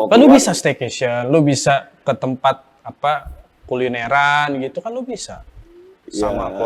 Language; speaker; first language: Indonesian; native; Indonesian